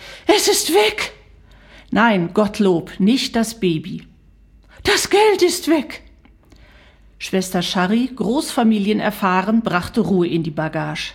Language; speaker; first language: German; native; German